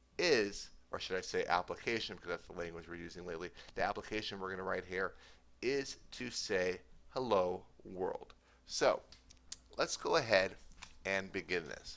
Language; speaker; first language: English; native; English